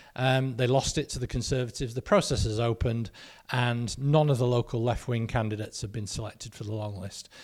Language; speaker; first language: English; native; English